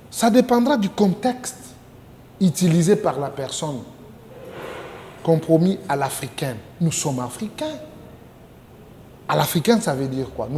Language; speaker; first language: French; non-native, local second language; Lingala